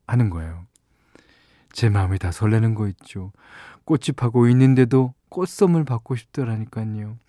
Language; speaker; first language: Korean; native; Korean